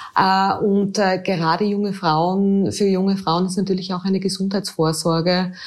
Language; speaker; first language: German; native; German